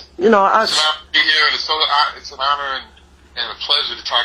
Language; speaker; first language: English; native; English